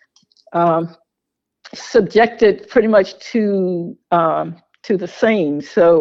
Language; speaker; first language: English; native; English